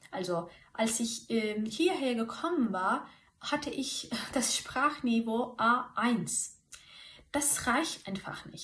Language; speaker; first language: German; non-native, fluent; Turkish